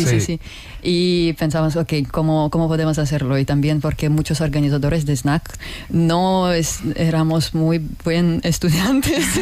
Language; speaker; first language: Spanish; non-native, learner; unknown